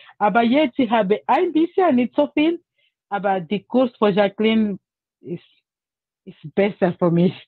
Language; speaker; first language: German; non-native, learner; Portuguese